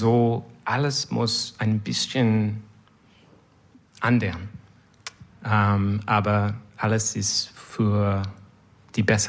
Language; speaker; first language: German; non-native, learner; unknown